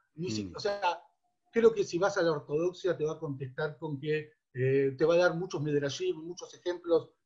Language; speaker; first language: Spanish; native; Spanish